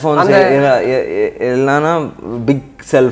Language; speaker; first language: Tamil; non-native, local second language; Telugu